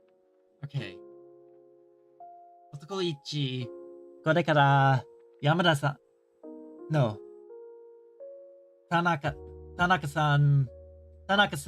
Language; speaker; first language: Japanese; non-native, learner; English